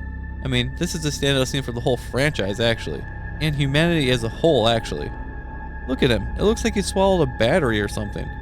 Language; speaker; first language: English; native; English